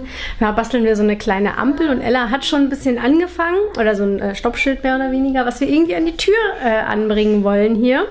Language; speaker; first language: German; native; German